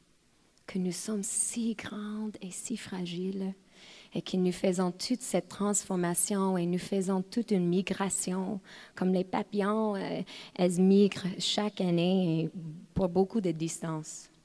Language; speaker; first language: French; non-native, fluent; English